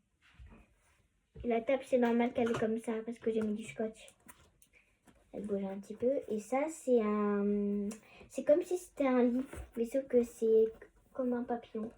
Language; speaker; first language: French; native; French